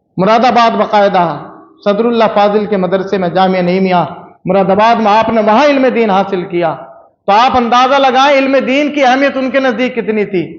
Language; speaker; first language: Urdu; native; Urdu